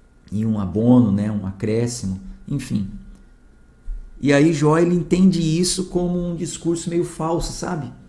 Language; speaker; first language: Portuguese; native; Portuguese